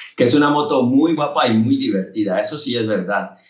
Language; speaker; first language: Spanish; native; Spanish